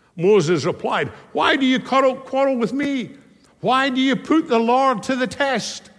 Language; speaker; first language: English; native; English